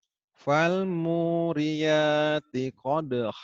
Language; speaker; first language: Arabic; non-native, learner; Indonesian